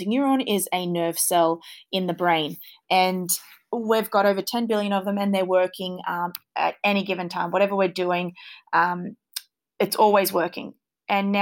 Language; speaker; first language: English; native; English